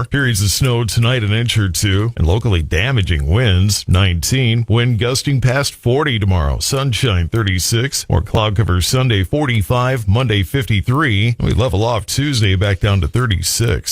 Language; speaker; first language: English; native; English